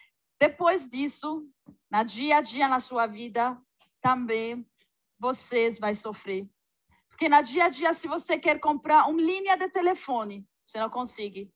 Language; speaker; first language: Portuguese; non-native, fluent; Arabic